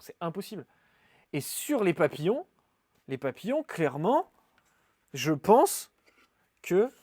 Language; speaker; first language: French; native; French